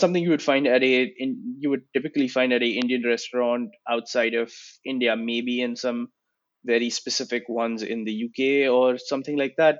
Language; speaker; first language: English; non-native, local second language; Gujarati